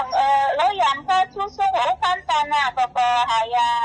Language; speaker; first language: Cantonese; non-native, learner; Indonesian